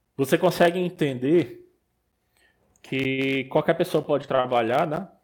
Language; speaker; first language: Portuguese; native; Portuguese